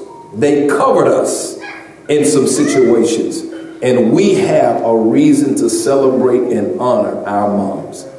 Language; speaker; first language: English; native; English